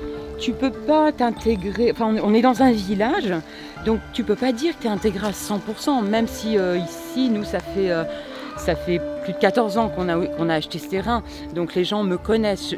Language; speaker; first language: French; native; French